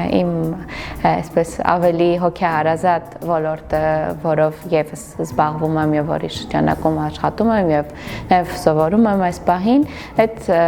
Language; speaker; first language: Armenian; non-native, local second language; Kurdish